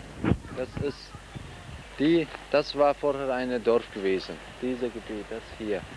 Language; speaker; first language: German; non-native, fluent; Central Kurdish